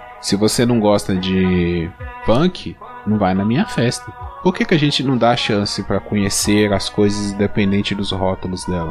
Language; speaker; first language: Portuguese; native; Portuguese